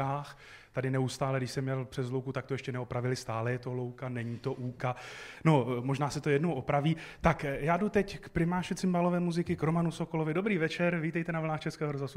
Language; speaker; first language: Czech; native; Czech